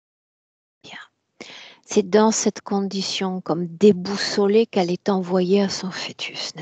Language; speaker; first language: French; native; French